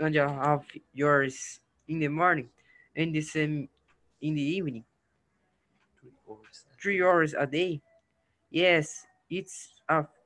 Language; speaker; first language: English; non-native, learner; Portuguese